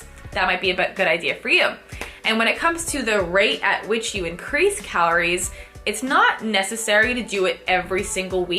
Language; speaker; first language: English; native; English